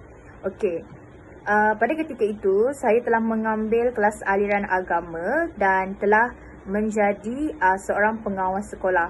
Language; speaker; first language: Malay; native; Malay